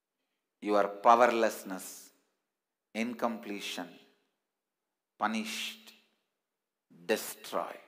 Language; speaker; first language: English; non-native, local second language; Tamil